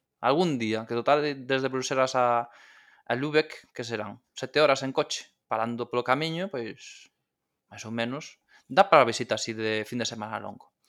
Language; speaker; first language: Galician; native; Galician